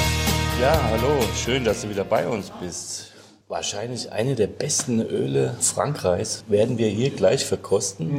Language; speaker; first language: German; native; German